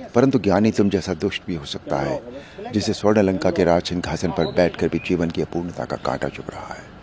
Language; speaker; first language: Hindi; native; Hindi